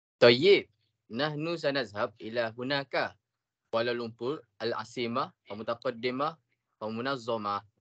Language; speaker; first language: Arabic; non-native, learner; Malay